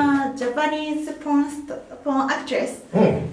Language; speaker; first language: English; non-native, learner; Japanese